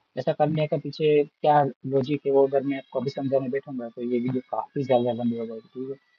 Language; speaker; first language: Hindi; non-native, local second language; Gujarati